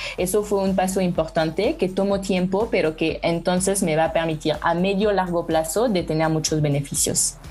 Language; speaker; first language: Spanish; non-native, fluent; French